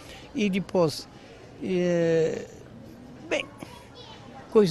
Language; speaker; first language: Portuguese; non-native, local second language; Kabuverdianu